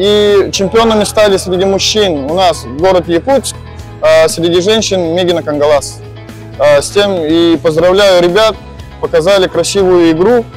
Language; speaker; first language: Russian; native; Russian